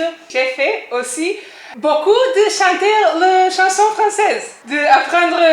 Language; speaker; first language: French; non-native, learner; Portuguese